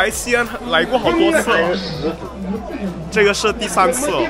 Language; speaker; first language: Chinese; non-native, fluent; Indonesian